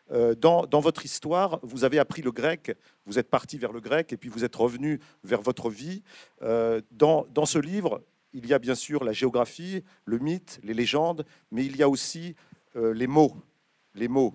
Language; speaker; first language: French; native; French